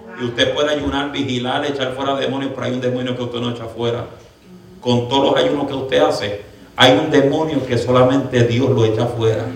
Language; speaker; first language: Spanish; early bilingual, heritage; Spanish